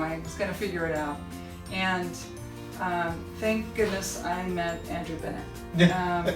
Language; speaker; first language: English; native; English